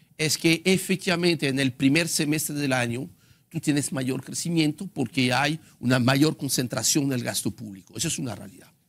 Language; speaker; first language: Spanish; non-native, fluent; French